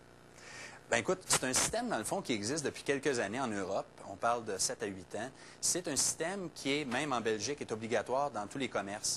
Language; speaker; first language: French; native; French